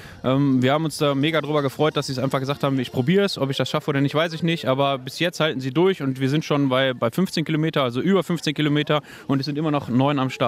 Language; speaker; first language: German; native; German